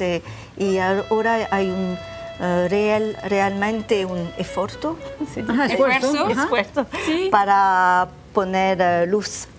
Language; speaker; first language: Spanish; non-native, learner; French